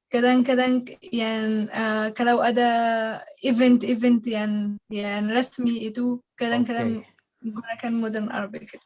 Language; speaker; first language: Indonesian; non-native, learner; Arabic